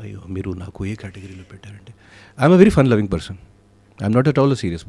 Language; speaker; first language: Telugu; non-native, fluent; Hindi